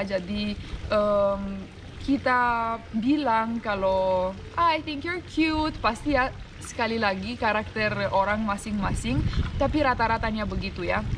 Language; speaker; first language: Indonesian; non-native, fluent; Romanian